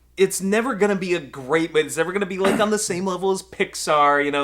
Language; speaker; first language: English; native; English